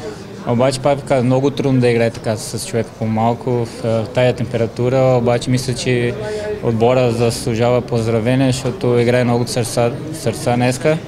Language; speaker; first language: Bulgarian; non-native, learner; Portuguese